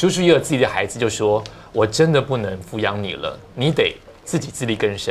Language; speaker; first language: Chinese; native; Chinese